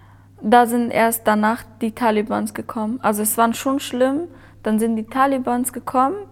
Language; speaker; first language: German; early bilingual, other home language; Persian